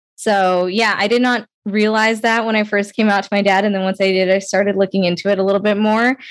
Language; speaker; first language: English; native; English